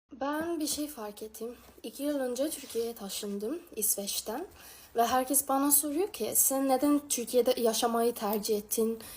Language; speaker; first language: Turkish; non-native, fluent; Swedish